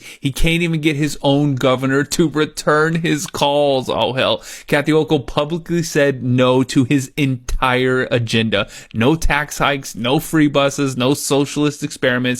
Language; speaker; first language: English; native; English